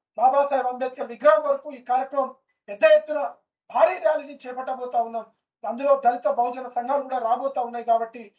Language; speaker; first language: Telugu; native; Telugu